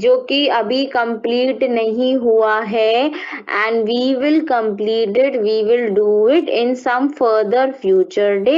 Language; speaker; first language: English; non-native, local second language; Hindi